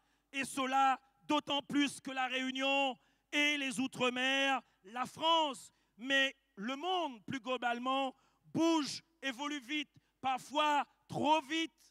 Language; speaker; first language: French; native; French